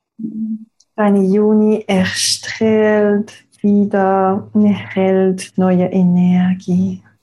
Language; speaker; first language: German; non-native, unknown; French